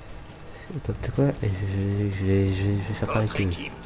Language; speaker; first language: French; native; French